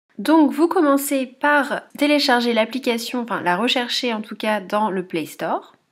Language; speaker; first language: French; native; French